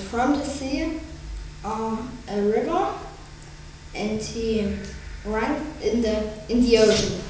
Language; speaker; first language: English; non-native, learner; German